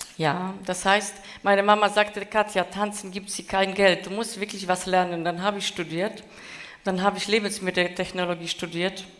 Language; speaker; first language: German; non-native, fluent; Polish